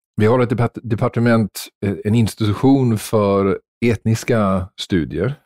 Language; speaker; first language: Swedish; non-native, fluent; English